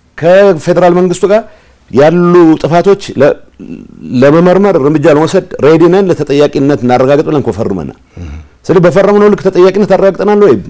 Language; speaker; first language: Amharic; non-native, local second language; Tigrinya